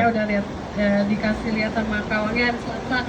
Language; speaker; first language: Indonesian; native; Indonesian